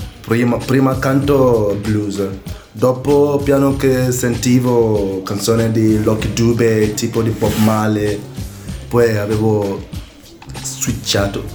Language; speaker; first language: Italian; non-native, learner; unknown